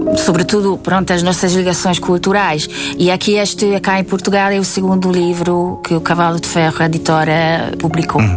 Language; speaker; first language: Portuguese; non-native, fluent; Hungarian